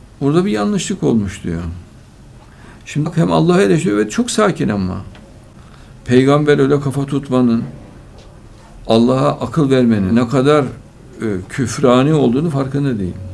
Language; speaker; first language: Turkish; native; Turkish